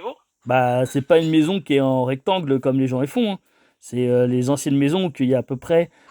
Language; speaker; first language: French; native; French